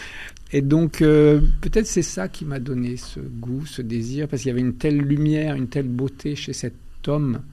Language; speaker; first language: French; early bilingual, other home language; Albanian